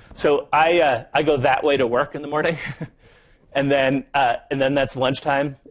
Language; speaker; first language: English; native; English